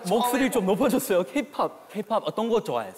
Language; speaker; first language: Korean; non-native, fluent; English